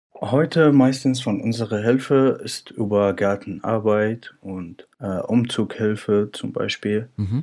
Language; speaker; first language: German; non-native, fluent; Arabic